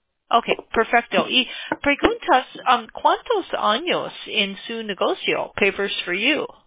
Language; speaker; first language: Spanish; non-native, learner; English